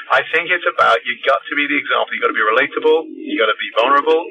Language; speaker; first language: English; native; English